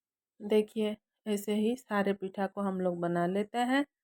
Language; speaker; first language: Hindi; non-native, local second language; Odia